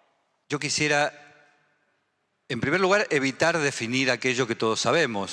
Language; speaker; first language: Spanish; native; Spanish